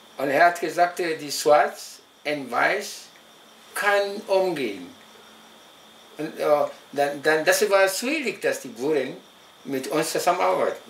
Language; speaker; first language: German; non-native, local second language; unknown